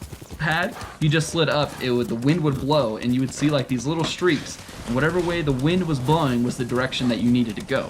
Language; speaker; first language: English; native; English